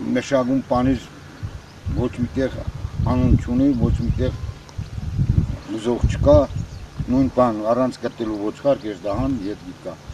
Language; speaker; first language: Armenian; native; Armenian